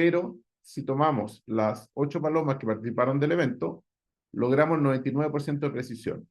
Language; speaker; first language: Spanish; native; Spanish